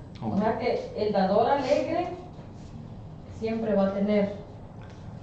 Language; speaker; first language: Spanish; native; Spanish